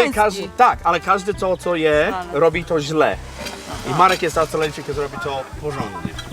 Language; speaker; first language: Polish; non-native, fluent; English